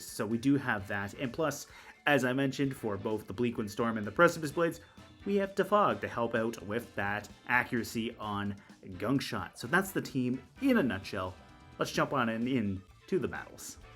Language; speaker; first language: English; native; English